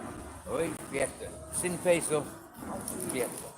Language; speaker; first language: Spanish; non-native, learner; English